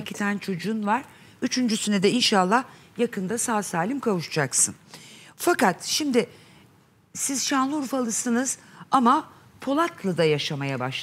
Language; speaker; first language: Turkish; native; Turkish